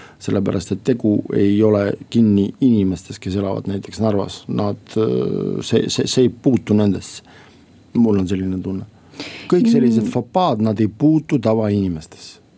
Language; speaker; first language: Estonian; non-native, local second language; Russian